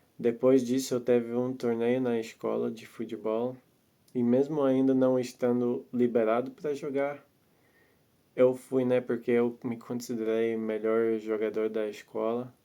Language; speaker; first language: Portuguese; non-native, fluent; Latvian